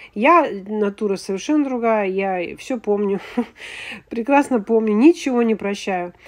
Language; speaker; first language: Russian; native; Russian